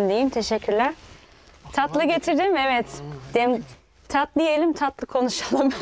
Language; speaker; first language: Turkish; early bilingual, heritage; Turkish